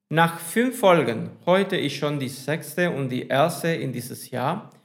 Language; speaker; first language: German; non-native, fluent; Spanish